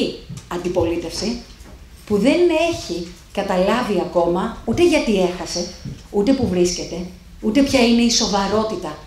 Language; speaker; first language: Greek; native; Greek